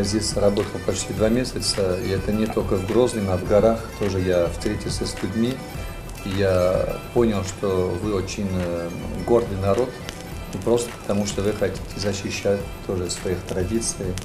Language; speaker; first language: Russian; non-native, fluent; French